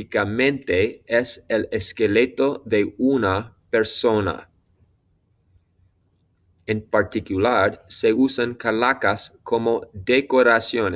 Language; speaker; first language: Spanish; non-native, fluent; English